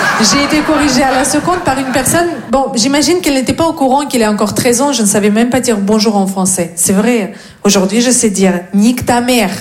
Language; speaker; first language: French; non-native, fluent; Russian